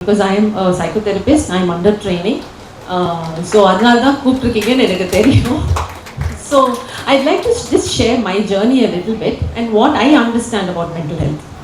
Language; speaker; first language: English; non-native, local second language; Tamil